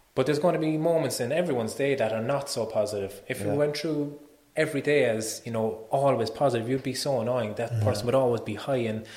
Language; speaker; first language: English; native; English